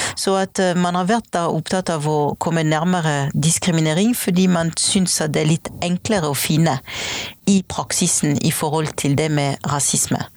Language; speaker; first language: Norwegian; non-native, fluent; French